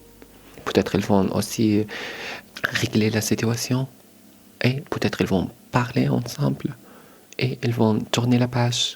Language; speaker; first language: French; early bilingual, other home language; Arabic